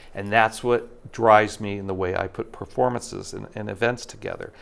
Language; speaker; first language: English; native; English